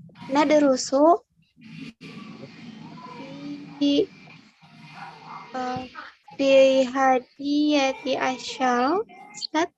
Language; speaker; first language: Arabic; non-native, learner; Indonesian